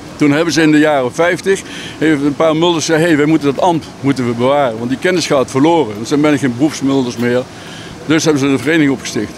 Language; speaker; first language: Dutch; native; Dutch